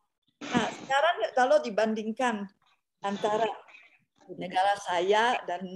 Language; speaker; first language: Indonesian; non-native, fluent; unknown